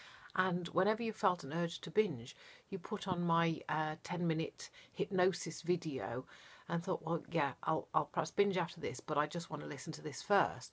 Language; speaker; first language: English; native; English